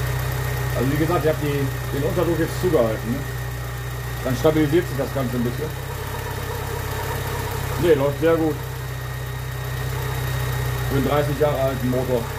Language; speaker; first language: German; native; German